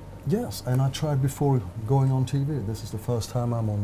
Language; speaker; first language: English; non-native, fluent; Swedish